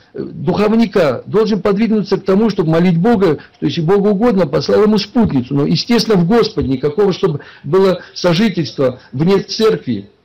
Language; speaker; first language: Russian; native; Russian